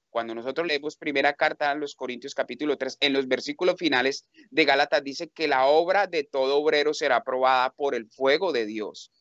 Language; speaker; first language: Spanish; native; Spanish